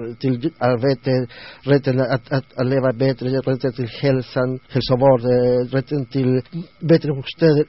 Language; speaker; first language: Swedish; non-native, learner; Spanish